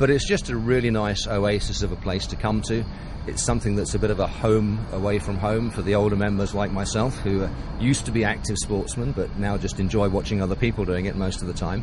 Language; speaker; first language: English; native; English